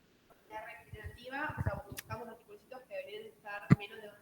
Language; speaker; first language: Spanish; native; Spanish